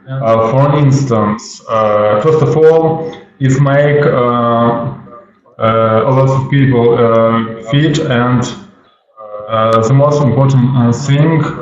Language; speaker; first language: English; non-native, learner; Russian